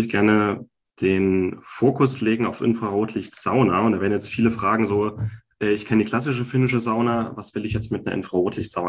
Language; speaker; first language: German; native; German